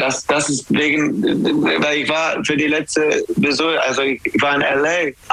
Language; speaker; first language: German; non-native, fluent; English